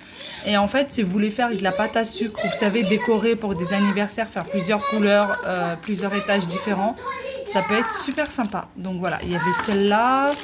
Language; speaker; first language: French; native; French